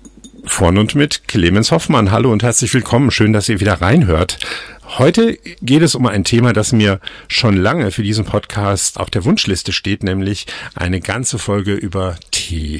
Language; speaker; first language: German; native; German